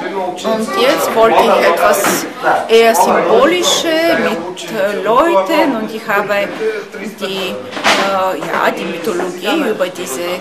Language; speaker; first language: German; non-native, fluent; Bulgarian